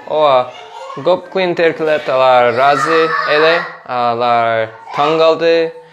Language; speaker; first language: Kyrgyz; non-native, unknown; English